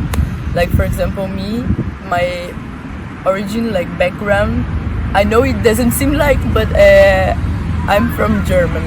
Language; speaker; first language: English; non-native, fluent; Portuguese